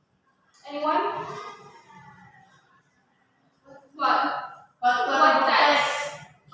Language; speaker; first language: English; non-native, fluent; Indonesian